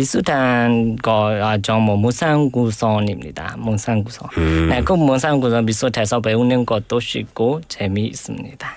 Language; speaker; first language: Korean; non-native, learner; Burmese